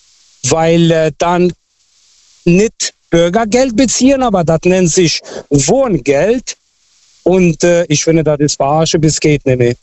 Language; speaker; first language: German; early bilingual, other home language; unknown